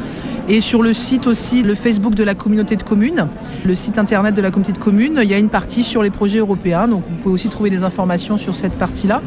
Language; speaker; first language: French; native; French